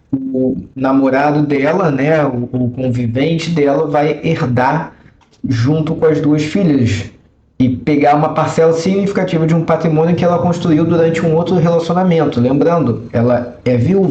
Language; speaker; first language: Portuguese; native; Portuguese